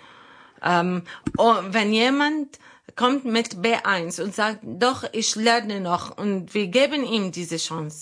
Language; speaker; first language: German; non-native, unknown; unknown